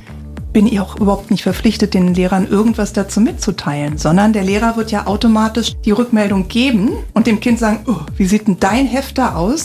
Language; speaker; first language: German; native; German